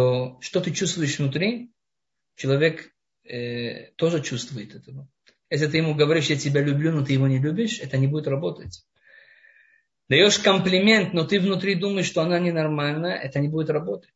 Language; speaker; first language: Russian; non-native, fluent; Hebrew